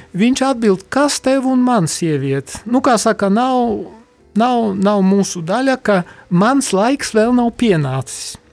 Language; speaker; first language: Latvian; non-native, local second language; Polish